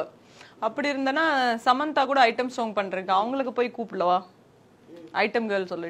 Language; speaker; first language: Tamil; non-native, learner; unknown